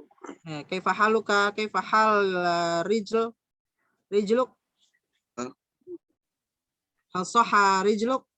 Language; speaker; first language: Arabic; non-native, fluent; Indonesian